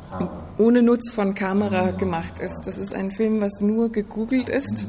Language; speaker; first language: German; non-native, fluent; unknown